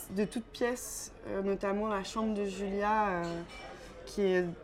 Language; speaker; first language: French; native; French